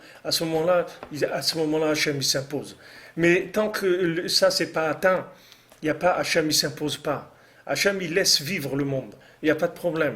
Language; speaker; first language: French; native; French